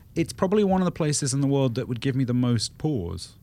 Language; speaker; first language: English; native; English